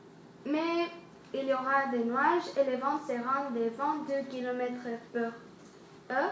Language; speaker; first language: French; non-native, learner; Spanish